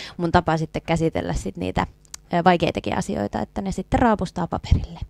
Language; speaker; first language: Finnish; native; Finnish